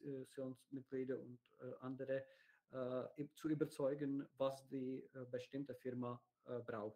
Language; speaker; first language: German; non-native, learner; Czech